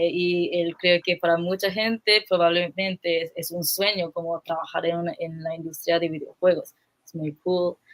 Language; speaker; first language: Spanish; non-native, fluent; English